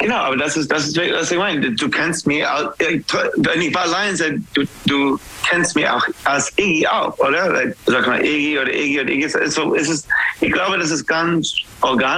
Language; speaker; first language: German; non-native, learner; English